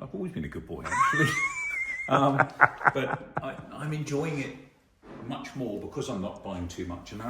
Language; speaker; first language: English; native; English